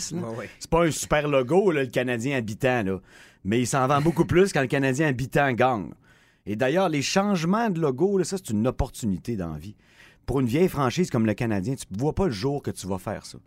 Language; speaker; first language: French; native; French